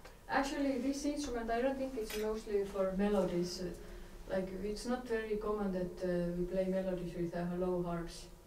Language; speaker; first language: English; non-native, fluent; Estonian